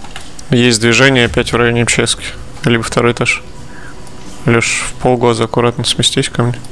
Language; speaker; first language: Russian; native; Russian